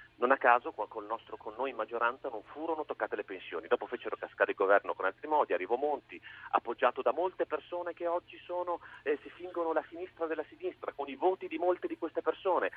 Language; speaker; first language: Italian; native; Italian